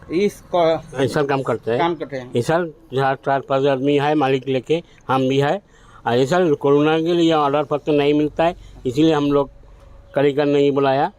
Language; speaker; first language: Hindi; non-native, local second language; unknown